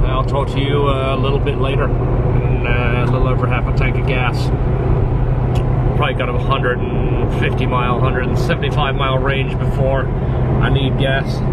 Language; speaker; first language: English; native; English